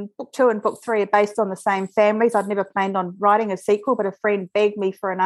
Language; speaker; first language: English; native; English